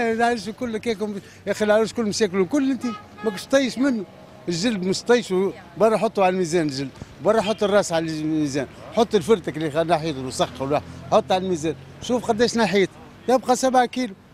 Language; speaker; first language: Arabic; native; Arabic